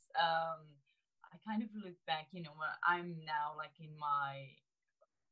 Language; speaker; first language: English; non-native, fluent; Romanian